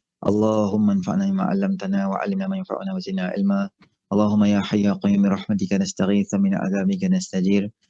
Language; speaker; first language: Malay; native; Malay